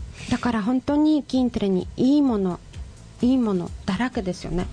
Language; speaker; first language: Japanese; non-native, fluent; Polish